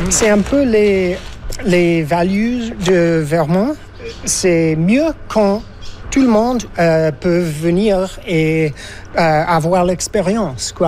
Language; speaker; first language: French; non-native, fluent; English